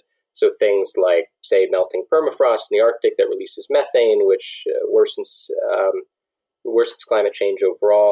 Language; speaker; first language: English; native; English